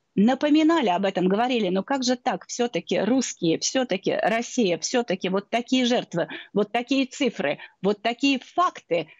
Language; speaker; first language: Russian; native; Russian